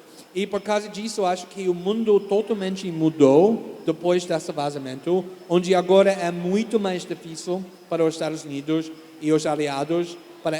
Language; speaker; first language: Portuguese; non-native, fluent; English